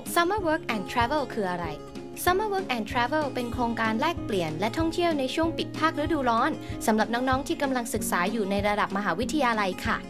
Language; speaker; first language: Thai; native; Thai